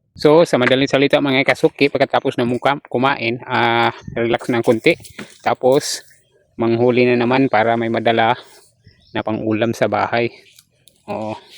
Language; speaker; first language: Filipino; non-native, local second language; Cebuano